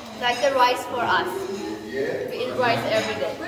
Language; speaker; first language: English; non-native, fluent; Polish